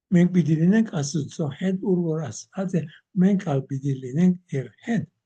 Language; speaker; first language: Armenian; early bilingual, heritage; Armenian